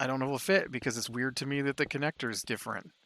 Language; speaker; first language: English; native; English